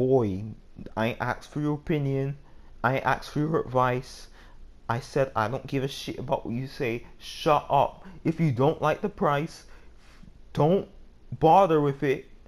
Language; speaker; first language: English; native; English